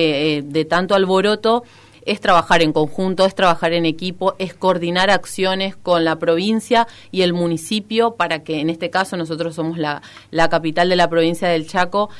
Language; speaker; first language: Spanish; native; Spanish